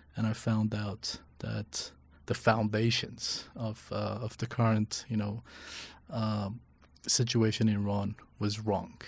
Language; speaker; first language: English; non-native, fluent; Persian